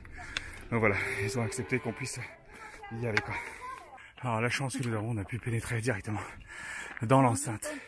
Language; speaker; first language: French; native; French